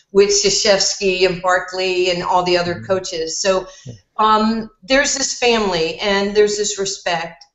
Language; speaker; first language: English; native; English